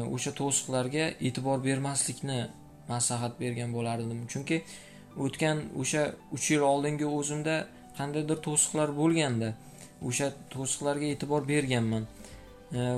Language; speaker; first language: Uzbek; native; Uzbek